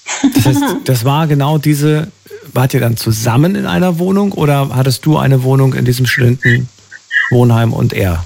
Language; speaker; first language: German; native; German